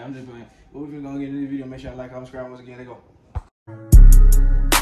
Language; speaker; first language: English; native; English